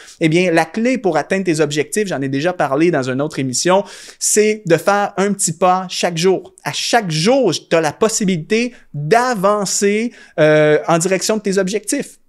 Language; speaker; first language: French; native; French